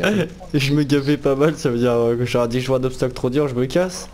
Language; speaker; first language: French; native; French